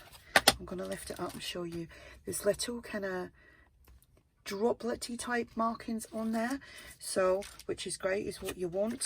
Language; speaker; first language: English; native; English